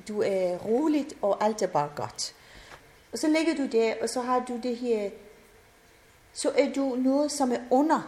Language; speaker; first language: Danish; non-native, fluent; Persian